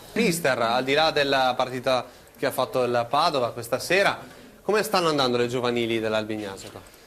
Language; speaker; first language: Italian; native; Italian